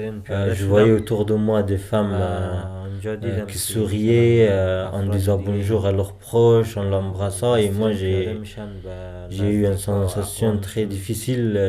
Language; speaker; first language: French; non-native, fluent; Persian